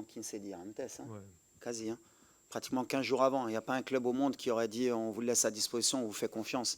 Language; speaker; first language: French; native; French